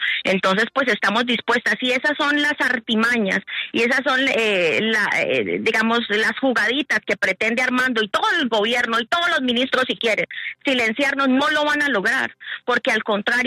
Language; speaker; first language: Spanish; native; Spanish